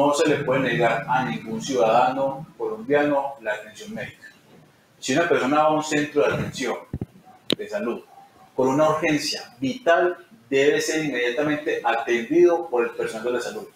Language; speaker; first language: Spanish; native; Spanish